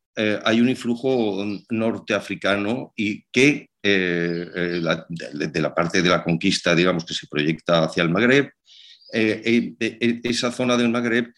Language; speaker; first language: Spanish; native; Spanish